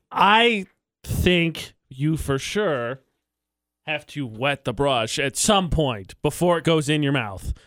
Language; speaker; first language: English; native; English